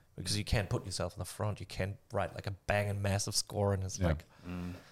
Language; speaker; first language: English; non-native, fluent; German